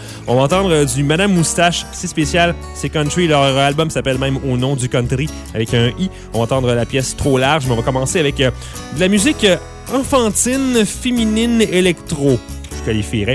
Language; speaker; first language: French; native; French